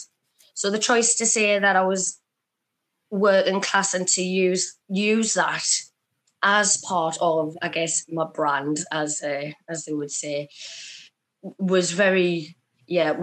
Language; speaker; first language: English; native; English